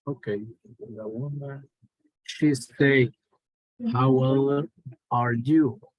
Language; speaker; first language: English; non-native, learner; Spanish